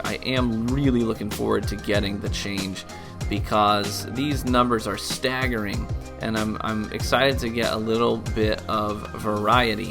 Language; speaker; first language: English; native; English